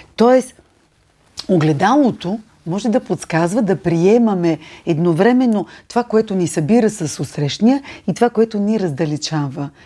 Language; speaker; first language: Bulgarian; native; Bulgarian